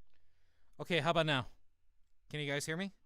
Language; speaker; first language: English; native; English